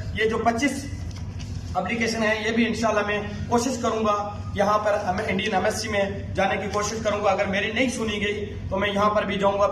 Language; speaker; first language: Hindi; non-native, local second language; Punjabi